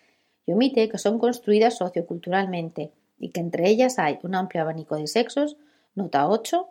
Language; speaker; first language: Spanish; native; Spanish